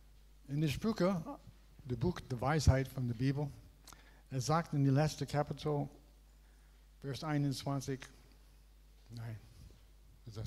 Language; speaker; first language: German; non-native, learner; English